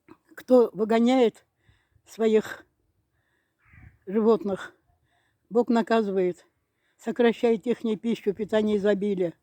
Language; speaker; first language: Russian; non-native, fluent; Azerbaijani